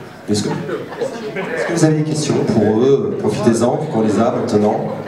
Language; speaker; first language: French; native; French